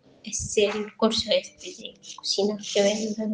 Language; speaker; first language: Spanish; non-native, fluent; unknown